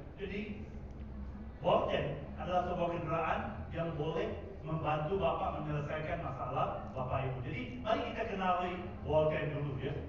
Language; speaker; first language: Indonesian; non-native, fluent; Tamil